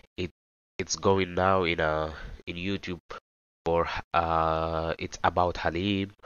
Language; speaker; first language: English; non-native, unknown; Arabic